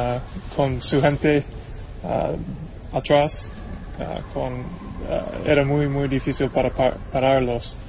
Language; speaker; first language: Spanish; non-native, fluent; English